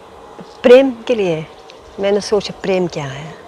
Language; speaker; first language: Hindi; non-native, fluent; Dutch